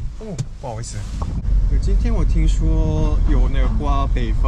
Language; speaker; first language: Chinese; non-native, fluent; Korean